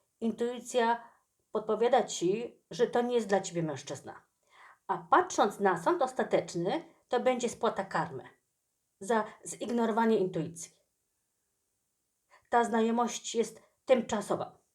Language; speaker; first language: Polish; native; Polish